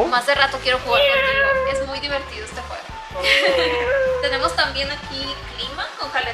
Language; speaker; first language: Spanish; native; Spanish